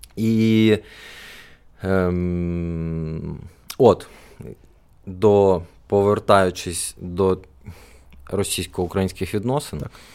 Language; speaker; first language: Ukrainian; non-native, local second language; Russian